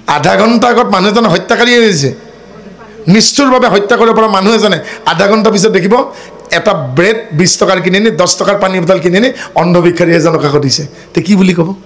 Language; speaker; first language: Assamese; non-native, local second language; Bodo